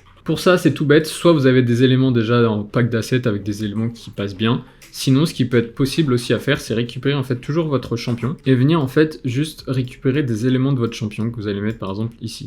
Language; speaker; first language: French; native; French